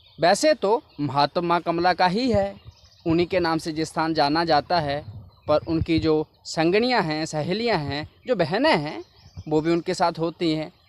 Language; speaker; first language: Hindi; native; Hindi